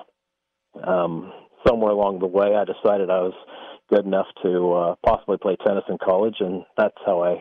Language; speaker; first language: English; native; English